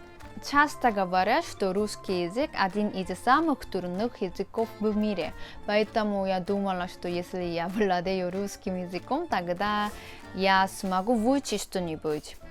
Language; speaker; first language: Russian; non-native, fluent; Korean